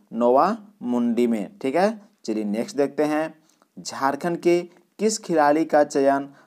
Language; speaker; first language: Hindi; native; Hindi